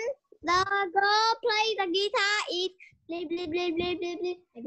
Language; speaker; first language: English; non-native, learner; Vietnamese